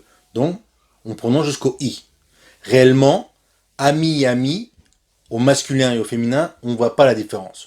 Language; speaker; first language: French; non-native, fluent; Spanish